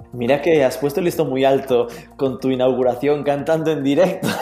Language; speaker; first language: Spanish; native; Spanish